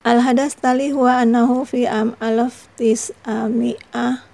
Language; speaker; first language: Arabic; non-native, fluent; Indonesian